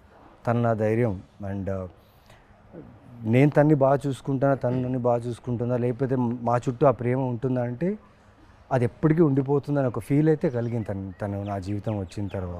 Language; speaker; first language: Telugu; native; Telugu